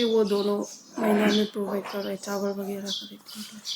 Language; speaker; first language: Hindi; non-native, local second language; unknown